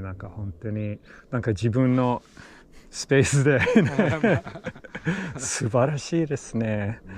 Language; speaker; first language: Japanese; non-native, learner; English